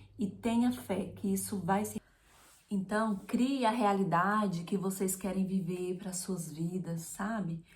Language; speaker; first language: Portuguese; native; Portuguese